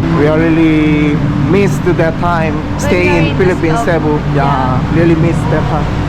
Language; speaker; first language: English; non-native, learner; Korean